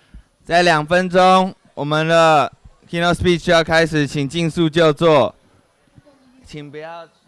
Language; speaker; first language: Chinese; native; Chinese